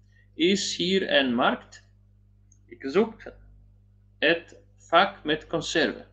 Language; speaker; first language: Dutch; non-native, learner; Polish